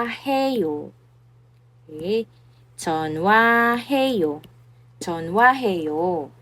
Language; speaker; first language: Korean; non-native, fluent; Filipino